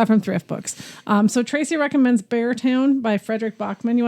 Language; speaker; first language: English; native; English